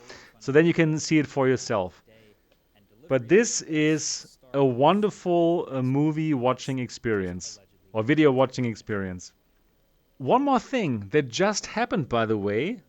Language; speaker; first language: English; non-native, fluent; German